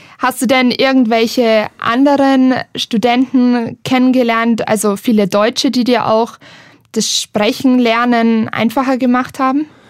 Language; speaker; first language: German; native; German